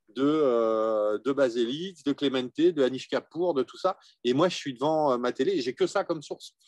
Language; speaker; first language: French; native; French